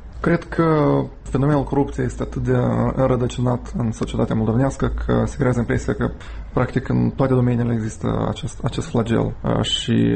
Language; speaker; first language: Romanian; native; Romanian